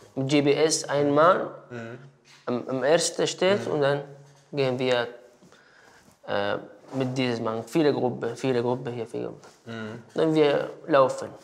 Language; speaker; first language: German; non-native, learner; Arabic